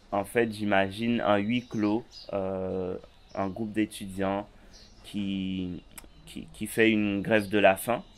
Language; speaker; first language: French; native; French